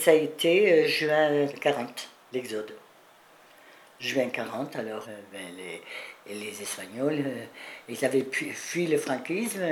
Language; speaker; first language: French; early bilingual, other home language; Spanish